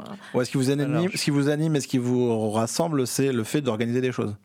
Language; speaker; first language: French; native; French